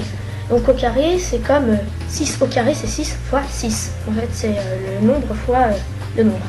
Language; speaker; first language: French; native; French